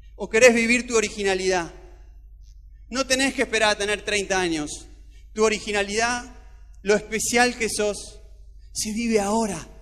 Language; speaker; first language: Spanish; native; Spanish